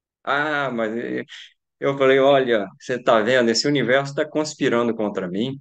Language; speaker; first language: Portuguese; native; Portuguese